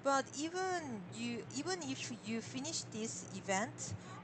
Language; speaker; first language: English; non-native, learner; Korean